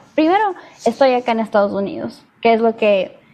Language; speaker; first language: Spanish; native; Spanish